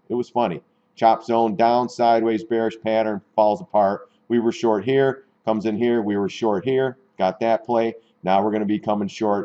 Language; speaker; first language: English; native; English